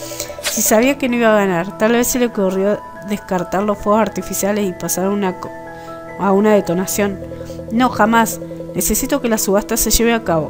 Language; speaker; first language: Spanish; native; Spanish